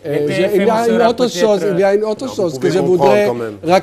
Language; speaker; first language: French; non-native, fluent; Hebrew